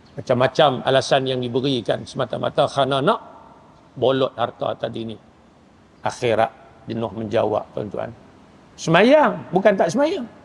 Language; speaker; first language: Malay; native; Malay